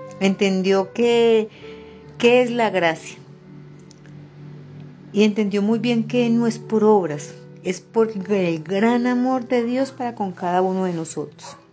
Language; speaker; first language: Spanish; native; Spanish